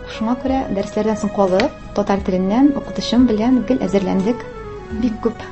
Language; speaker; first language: Tatar; non-native, local second language; Russian